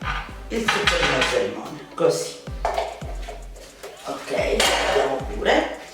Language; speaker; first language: Italian; native; Italian